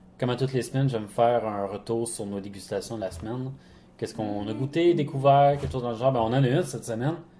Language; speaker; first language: French; native; French